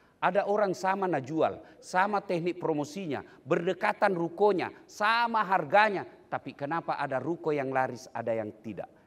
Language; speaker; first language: Indonesian; non-native, local second language; Buginese